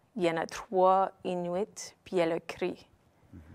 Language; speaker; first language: French; native; French